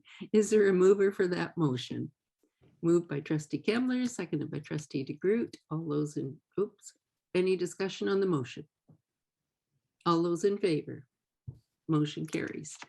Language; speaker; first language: English; native; English